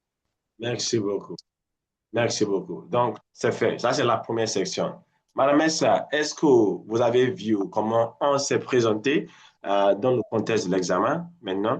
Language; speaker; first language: French; non-native, fluent; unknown